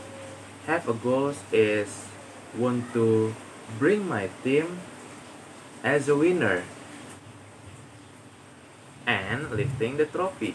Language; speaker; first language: English; non-native, learner; Indonesian